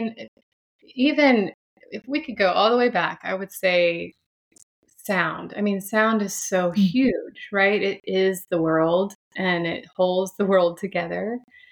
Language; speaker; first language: English; native; English